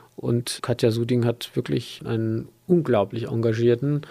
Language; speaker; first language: German; native; German